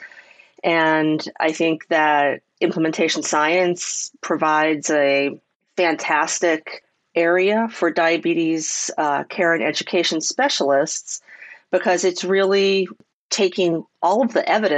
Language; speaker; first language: English; native; English